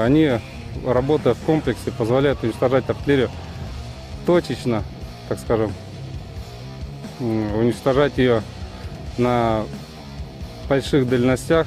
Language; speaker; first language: Russian; native; Russian